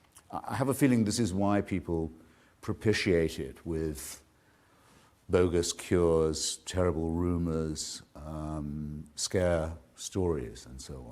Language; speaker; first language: English; native; English